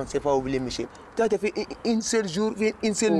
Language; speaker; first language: French; non-native, learner; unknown